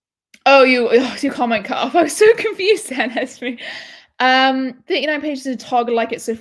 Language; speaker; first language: English; native; English